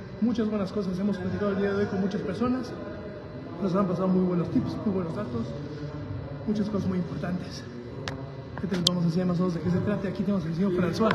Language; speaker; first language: Spanish; native; Spanish